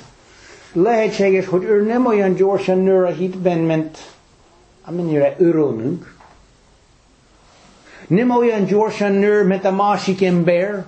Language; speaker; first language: Hungarian; non-native, fluent; English